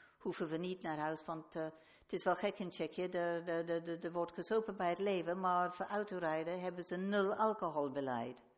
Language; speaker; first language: Dutch; non-native, fluent; English